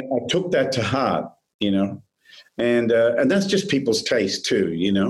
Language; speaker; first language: English; native; English